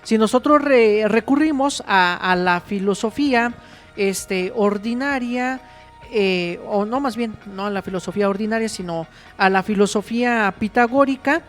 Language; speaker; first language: Spanish; native; Spanish